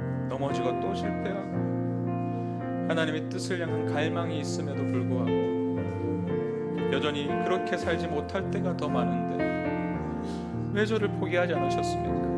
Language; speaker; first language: Korean; native; Korean